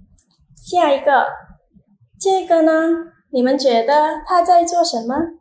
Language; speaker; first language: Chinese; non-native, fluent; Indonesian